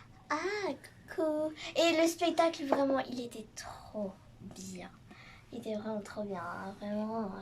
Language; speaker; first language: French; native; French